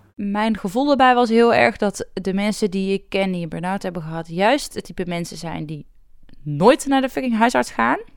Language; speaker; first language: Dutch; native; Dutch